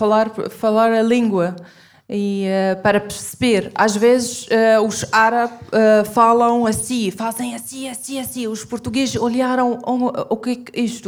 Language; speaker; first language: Portuguese; non-native, fluent; Arabic